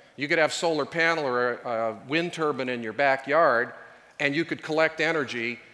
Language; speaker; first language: English; native; English